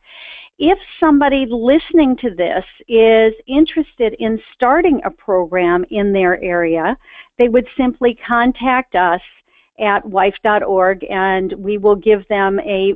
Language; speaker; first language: English; native; English